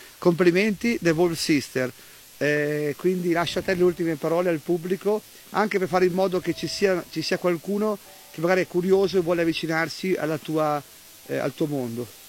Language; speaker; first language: Italian; native; Italian